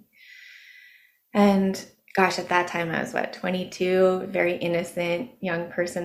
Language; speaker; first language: English; native; English